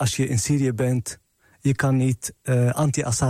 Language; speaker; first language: Dutch; non-native, fluent; Arabic